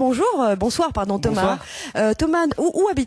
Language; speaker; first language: French; native; French